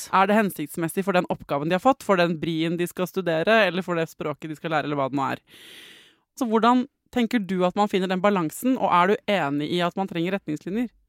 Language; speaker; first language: Norwegian; native; Norwegian